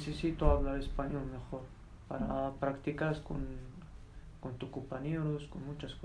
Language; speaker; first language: Spanish; non-native, learner; Berber languages